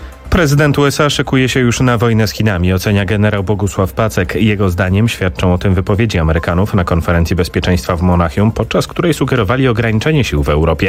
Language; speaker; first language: Polish; native; Polish